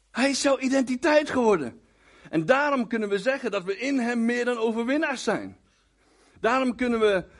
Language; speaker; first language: Dutch; native; Dutch